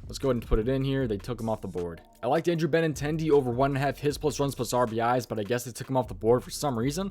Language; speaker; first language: English; native; English